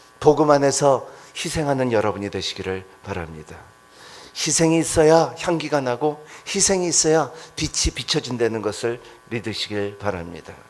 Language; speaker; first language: Korean; non-native, fluent; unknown